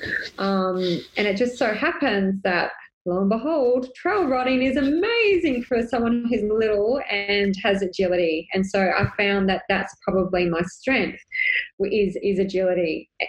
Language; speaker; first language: English; native; English